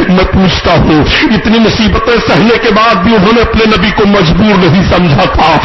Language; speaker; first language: Urdu; native; Urdu